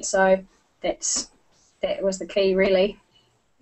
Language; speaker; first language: English; native; English